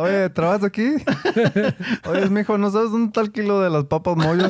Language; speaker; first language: Spanish; early bilingual, heritage; Spanish